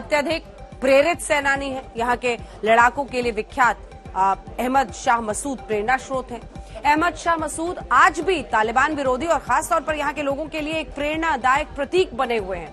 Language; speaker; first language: Hindi; native; Hindi